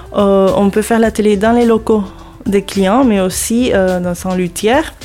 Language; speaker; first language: French; non-native, fluent; Spanish